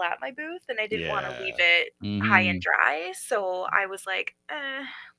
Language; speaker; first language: English; native; English